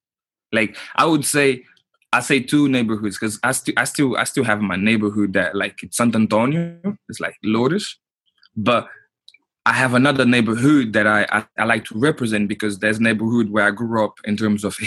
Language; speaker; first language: English; non-native, fluent; Portuguese